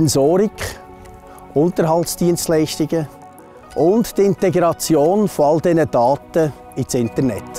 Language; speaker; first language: German; native; German